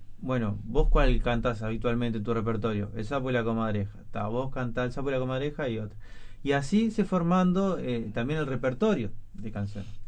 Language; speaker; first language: Spanish; native; Spanish